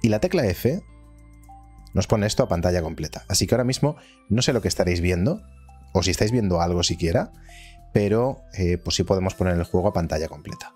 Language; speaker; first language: Spanish; native; Spanish